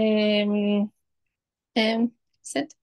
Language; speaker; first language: French; non-native, learner; Spanish